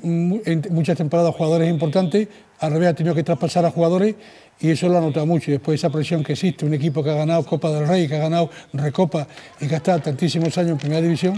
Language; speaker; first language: Spanish; native; Spanish